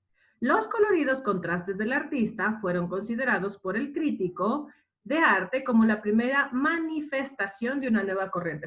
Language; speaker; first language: Spanish; native; Spanish